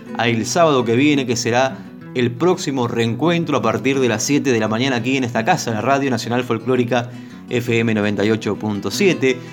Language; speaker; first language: Spanish; native; Spanish